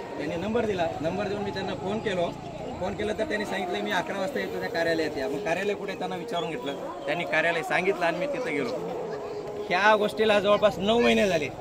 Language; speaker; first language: Marathi; native; Marathi